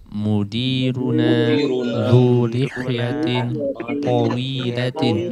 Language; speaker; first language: Arabic; non-native, learner; Indonesian